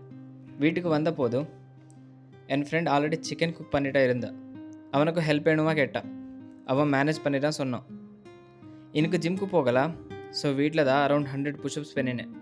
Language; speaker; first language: Tamil; non-native, learner; Telugu